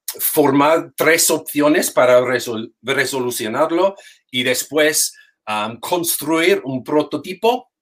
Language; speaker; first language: Spanish; non-native, fluent; English